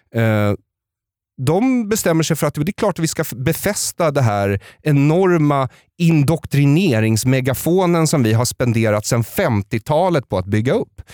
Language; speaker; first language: Swedish; native; Swedish